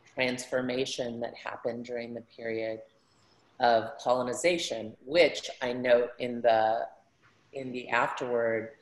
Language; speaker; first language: English; early bilingual, other home language; Spanish